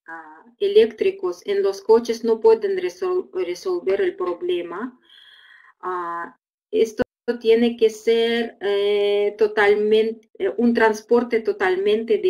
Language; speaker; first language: Spanish; non-native, fluent; Russian